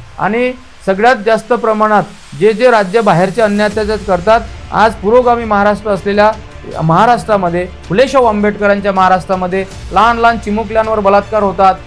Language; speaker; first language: Marathi; native; Marathi